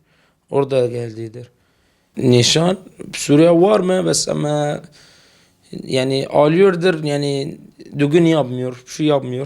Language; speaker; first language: Turkish; non-native, learner; Arabic